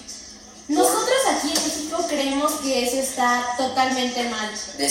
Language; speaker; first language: Spanish; native; Spanish